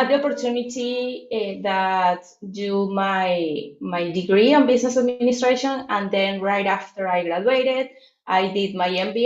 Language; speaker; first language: English; non-native, fluent; Spanish